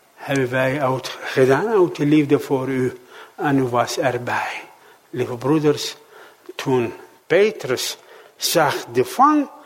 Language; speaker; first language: Dutch; non-native, fluent; Arabic